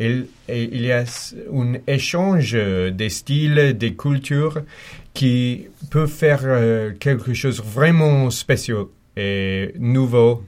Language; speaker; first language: French; non-native, fluent; English